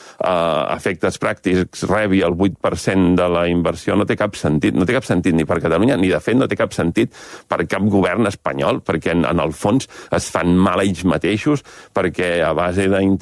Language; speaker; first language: Catalan; native; Catalan